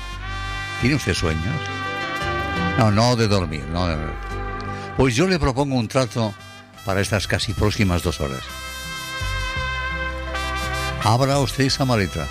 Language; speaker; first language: Spanish; native; Spanish